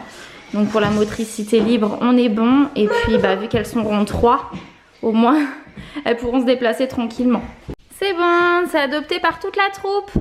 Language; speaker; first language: French; native; French